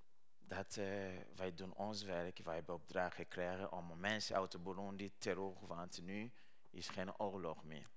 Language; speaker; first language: Dutch; non-native, learner; Rundi